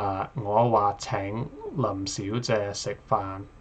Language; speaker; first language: Cantonese; non-native, learner; English